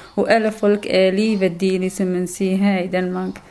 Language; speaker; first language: Danish; non-native, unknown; Kurdish